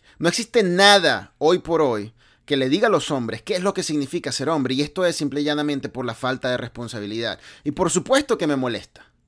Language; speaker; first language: Spanish; native; Spanish